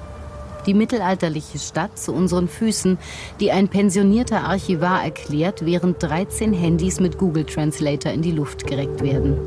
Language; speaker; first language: German; native; German